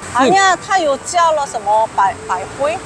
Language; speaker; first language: Chinese; non-native, fluent; Korean